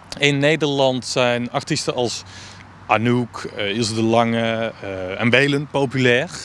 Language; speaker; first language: Dutch; native; Dutch